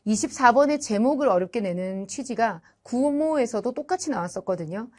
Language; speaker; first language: Korean; native; Korean